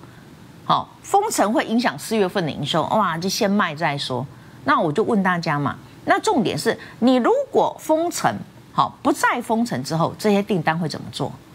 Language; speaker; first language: Chinese; native; Chinese